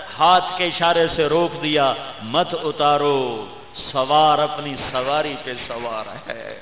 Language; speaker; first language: Urdu; non-native, local second language; Punjabi